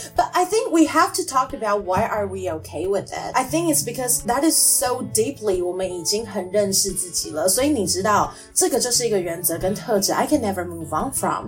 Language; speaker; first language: English; non-native, fluent; Chinese